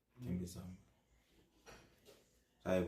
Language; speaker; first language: French; non-native, learner; Haitian Creole